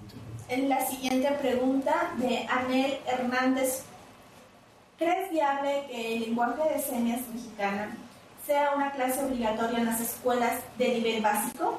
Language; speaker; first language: Spanish; native; Spanish